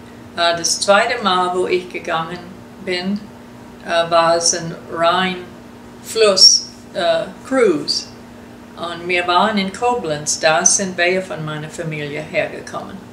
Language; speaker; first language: German; early bilingual, heritage; German